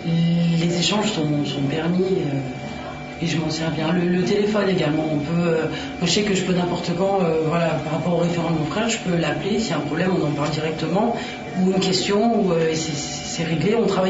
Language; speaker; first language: French; native; French